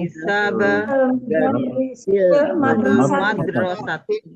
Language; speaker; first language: Arabic; non-native, learner; Indonesian